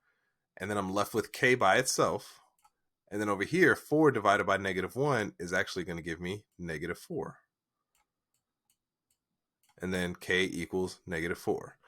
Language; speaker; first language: English; native; English